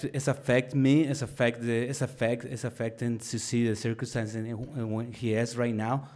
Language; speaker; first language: English; non-native, learner; Spanish